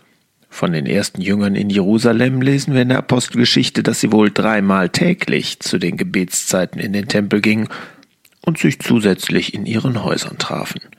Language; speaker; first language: German; native; German